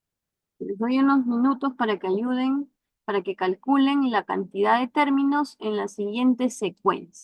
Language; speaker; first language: Spanish; native; Spanish